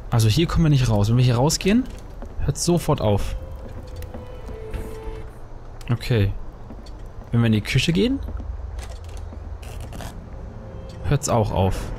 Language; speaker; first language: German; native; German